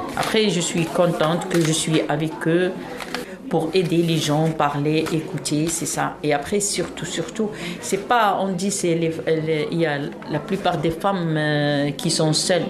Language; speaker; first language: French; non-native, local second language; Arabic